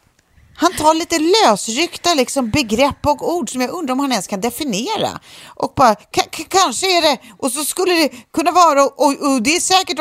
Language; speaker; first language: Swedish; native; Swedish